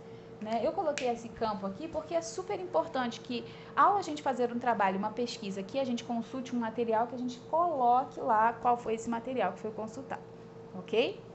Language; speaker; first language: Portuguese; native; Portuguese